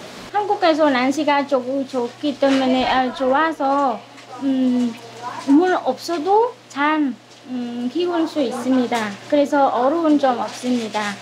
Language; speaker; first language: Korean; non-native, learner; Vietnamese